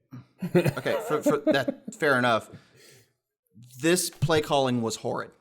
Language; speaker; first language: English; native; English